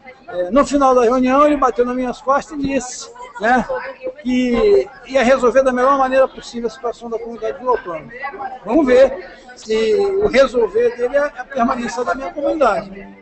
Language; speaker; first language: Portuguese; native; Portuguese